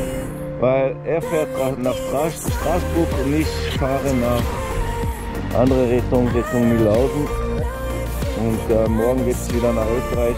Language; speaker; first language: German; non-native, fluent; French